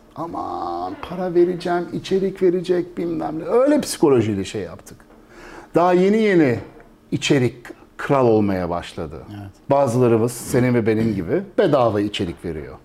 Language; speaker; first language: Turkish; early bilingual, heritage; Turkish